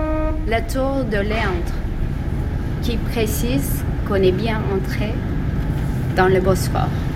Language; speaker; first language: French; non-native, fluent; Turkish